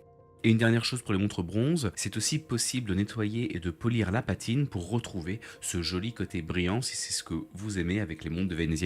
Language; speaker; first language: French; native; French